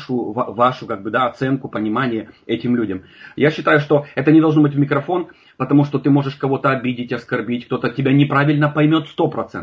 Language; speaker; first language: Russian; native; Russian